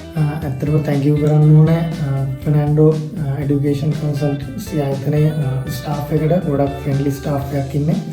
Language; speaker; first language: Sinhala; native; Sinhala